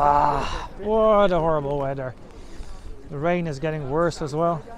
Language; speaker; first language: English; non-native, fluent; Dutch